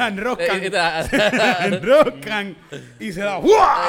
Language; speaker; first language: Spanish; native; Spanish